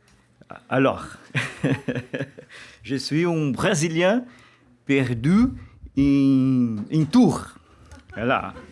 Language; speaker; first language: French; non-native, learner; Portuguese